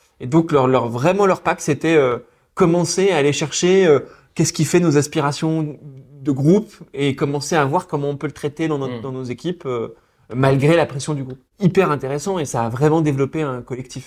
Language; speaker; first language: French; native; French